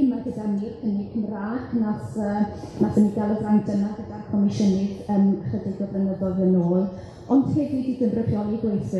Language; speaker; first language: Welsh; native; Welsh